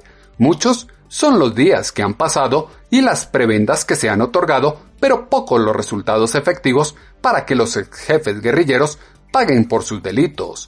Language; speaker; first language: Spanish; native; Spanish